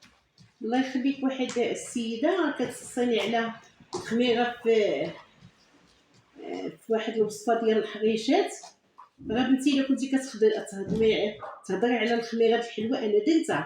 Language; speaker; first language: Arabic; native; Arabic